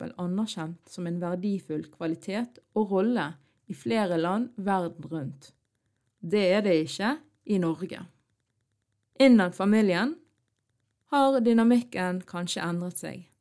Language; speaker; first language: Norwegian; early bilingual, other home language; Arabic